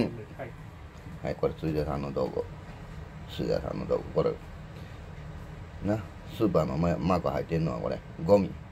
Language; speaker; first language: Japanese; native; Japanese